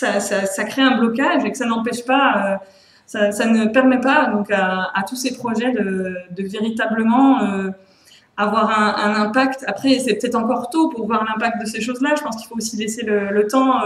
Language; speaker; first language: French; native; French